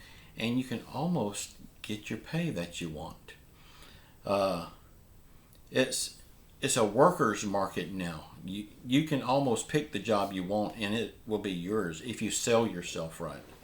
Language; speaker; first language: English; native; English